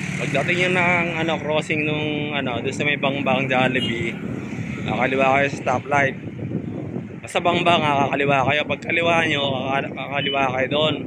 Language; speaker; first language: Filipino; native; Filipino